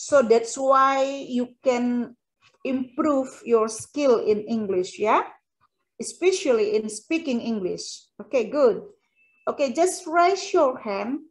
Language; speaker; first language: English; non-native, fluent; Indonesian